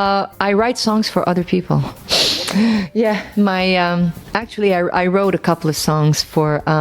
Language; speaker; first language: English; non-native, local second language; French